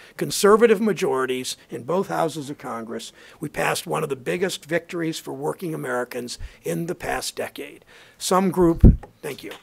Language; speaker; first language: English; native; English